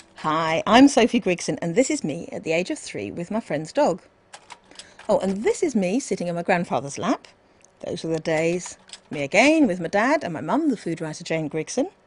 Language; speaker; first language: English; native; English